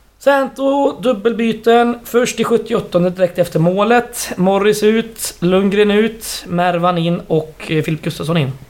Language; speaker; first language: Swedish; native; Swedish